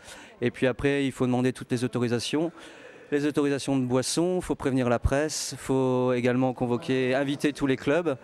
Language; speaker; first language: French; native; French